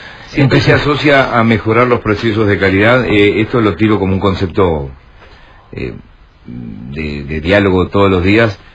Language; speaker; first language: Spanish; native; Spanish